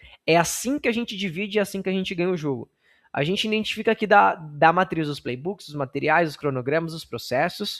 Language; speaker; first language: Portuguese; native; Portuguese